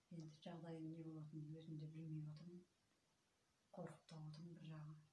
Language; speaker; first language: Kazakh; native; Kazakh